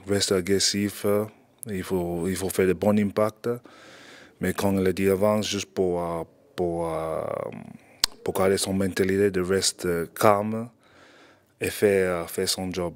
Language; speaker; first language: French; non-native, fluent; English